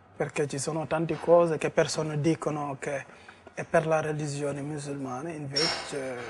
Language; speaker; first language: Italian; non-native, fluent; Wolof